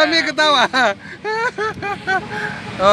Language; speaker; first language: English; non-native, learner; Indonesian